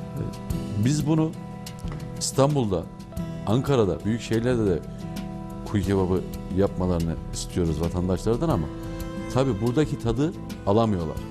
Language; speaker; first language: Turkish; native; Turkish